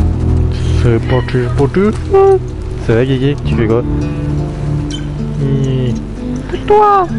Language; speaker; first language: French; native; French